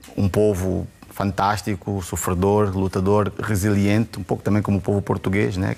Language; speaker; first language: Portuguese; native; Portuguese